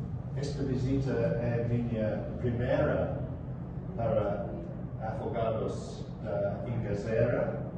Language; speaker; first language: Portuguese; non-native, fluent; English